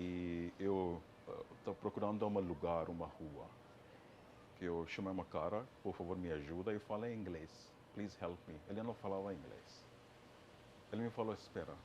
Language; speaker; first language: Portuguese; non-native, fluent; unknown